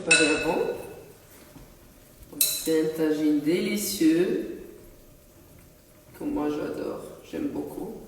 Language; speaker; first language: French; non-native, local second language; Arabic